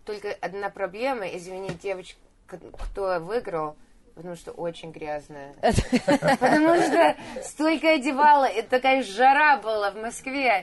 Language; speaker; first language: Russian; early bilingual, heritage; Russian